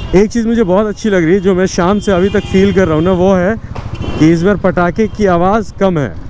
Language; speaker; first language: Hindi; native; Hindi